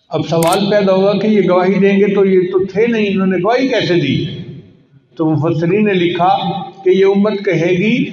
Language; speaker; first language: Urdu; non-native, local second language; Punjabi